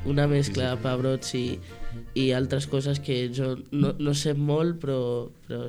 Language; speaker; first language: Catalan; early bilingual, heritage; Catalan